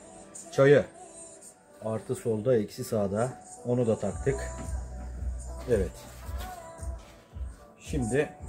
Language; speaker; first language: Turkish; native; Turkish